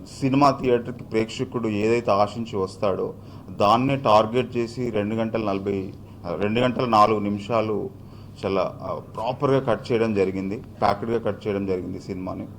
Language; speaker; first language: Telugu; native; Telugu